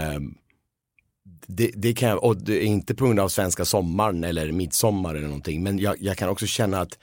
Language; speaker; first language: Swedish; early bilingual, other home language; Persian